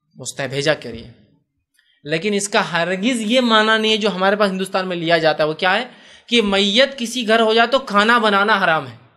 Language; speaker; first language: Urdu; non-native, local second language; Bangla